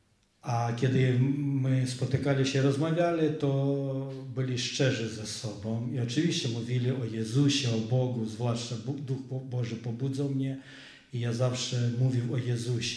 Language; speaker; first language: Polish; non-native, fluent; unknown